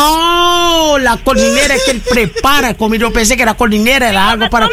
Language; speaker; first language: Spanish; non-native, learner; Portuguese